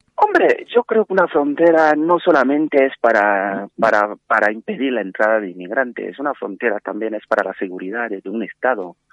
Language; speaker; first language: Spanish; non-native, fluent; French